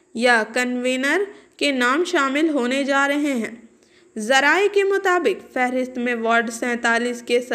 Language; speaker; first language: Hindi; non-native, local second language; Urdu